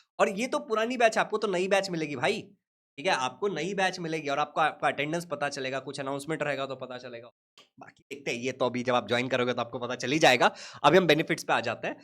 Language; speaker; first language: Hindi; native; Hindi